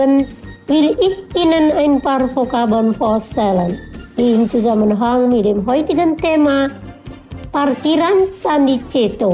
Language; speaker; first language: German; non-native, fluent; Indonesian